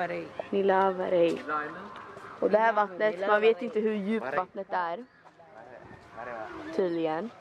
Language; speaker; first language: Swedish; early bilingual, other home language; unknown